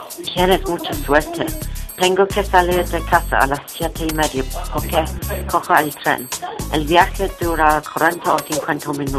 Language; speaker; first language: Spanish; non-native, learner; English